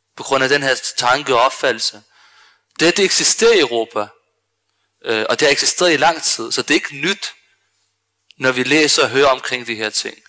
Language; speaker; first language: Danish; early bilingual, other home language; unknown